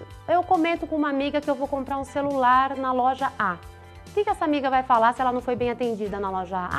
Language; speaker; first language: Portuguese; native; Portuguese